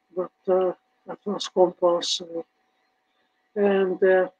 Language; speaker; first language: English; early bilingual, other home language; Hungarian